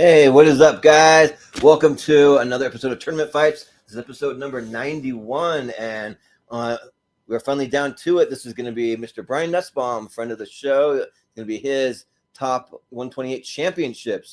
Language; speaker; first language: English; native; English